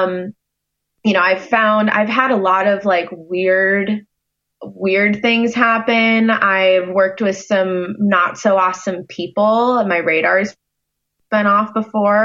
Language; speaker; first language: English; native; English